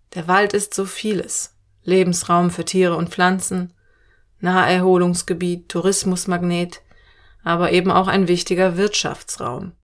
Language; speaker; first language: German; native; German